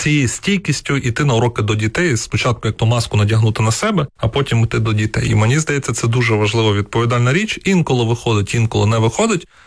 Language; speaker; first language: Ukrainian; non-native, local second language; Russian